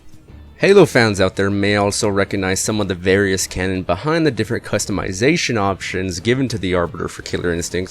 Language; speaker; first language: English; native; English